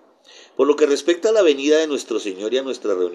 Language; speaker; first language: Spanish; native; Spanish